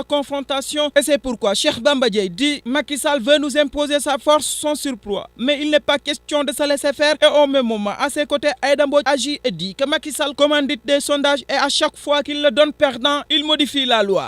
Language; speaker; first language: French; non-native, local second language; Wolof